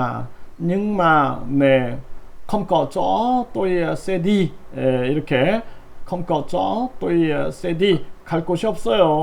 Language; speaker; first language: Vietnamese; non-native, learner; Korean